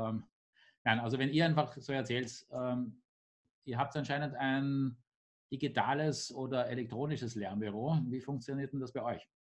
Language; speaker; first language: German; native; German